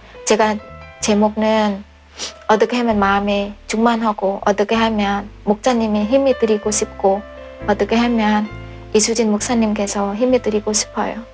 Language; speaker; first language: Korean; non-native, fluent; Vietnamese